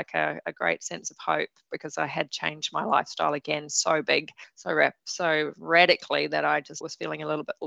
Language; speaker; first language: English; native; English